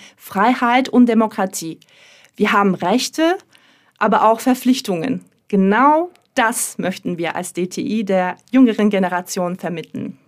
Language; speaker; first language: German; non-native, fluent; Turkish